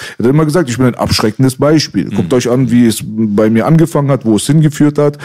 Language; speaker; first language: German; early bilingual, other home language; Persian